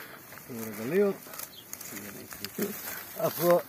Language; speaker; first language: Greek; non-native, local second language; Bulgarian